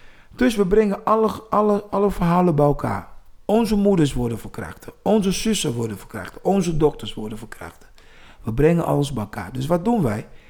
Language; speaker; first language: Dutch; non-native, fluent; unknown